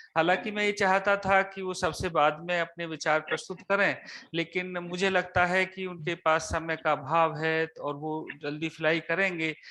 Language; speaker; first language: Hindi; native; Hindi